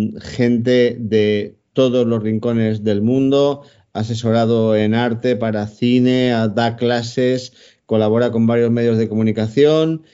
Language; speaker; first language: Spanish; native; Spanish